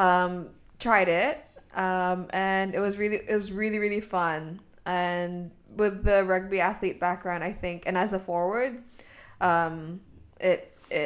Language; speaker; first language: English; native; English